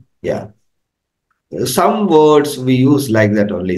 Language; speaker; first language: English; non-native, local second language; Telugu